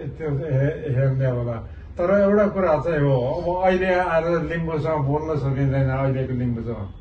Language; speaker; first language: Nepali; non-native, local second language; Limbu